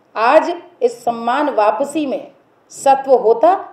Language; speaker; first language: Hindi; native; Hindi